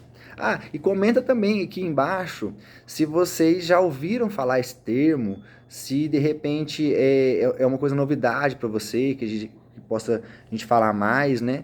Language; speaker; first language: Portuguese; native; Portuguese